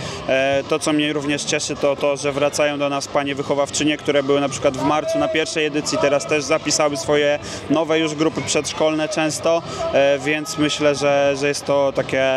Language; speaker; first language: Polish; native; Polish